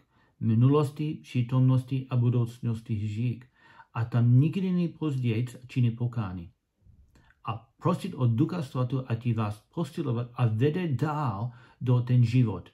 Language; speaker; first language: Czech; non-native, learner; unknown